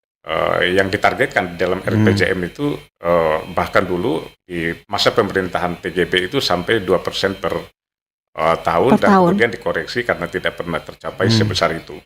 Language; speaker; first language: Indonesian; native; Indonesian